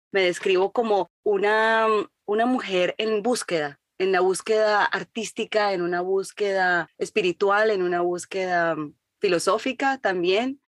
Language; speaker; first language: Spanish; native; Spanish